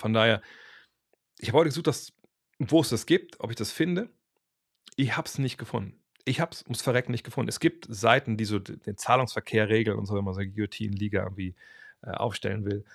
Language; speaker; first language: German; native; German